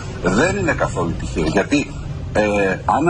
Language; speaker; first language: Greek; native; Greek